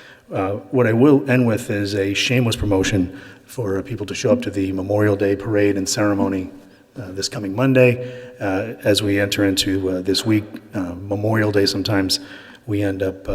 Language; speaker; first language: English; native; English